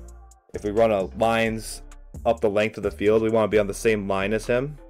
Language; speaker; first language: English; native; English